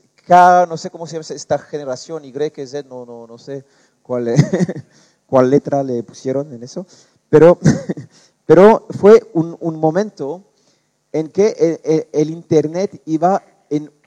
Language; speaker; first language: Spanish; non-native, learner; French